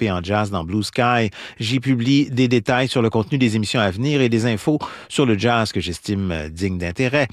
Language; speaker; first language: French; native; French